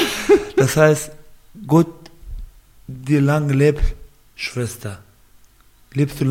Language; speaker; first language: German; non-native, learner; Baluchi